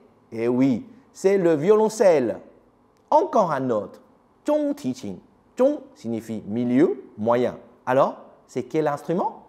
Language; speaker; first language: French; native; French